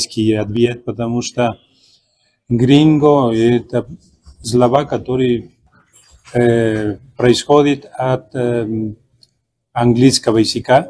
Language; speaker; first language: Russian; non-native, fluent; Spanish